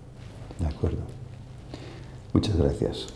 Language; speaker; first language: Spanish; non-native, fluent; French